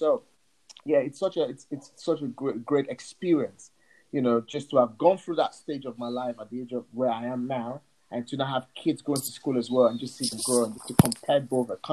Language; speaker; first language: English; non-native, local second language; Yoruba